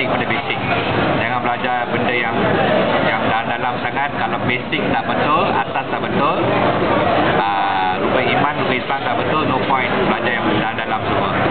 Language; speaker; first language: Malay; non-native, local second language; Tamil